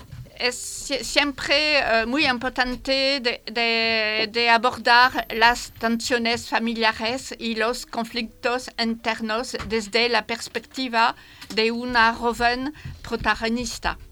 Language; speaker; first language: Spanish; non-native, fluent; French